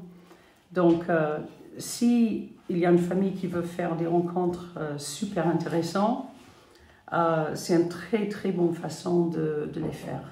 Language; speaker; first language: French; non-native, fluent; English